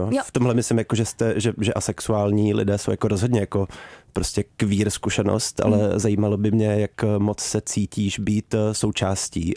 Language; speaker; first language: Czech; native; Czech